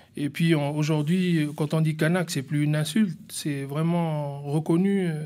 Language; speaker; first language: French; native; French